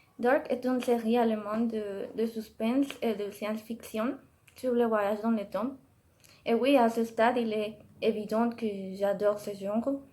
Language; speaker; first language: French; non-native, learner; Spanish